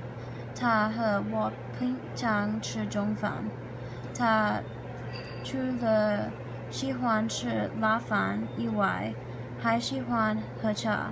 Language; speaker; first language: Chinese; non-native, learner; English